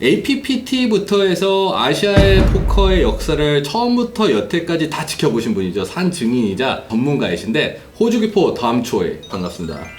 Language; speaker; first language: Korean; early bilingual, heritage; Korean